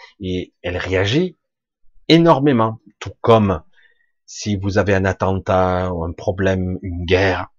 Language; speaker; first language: French; native; French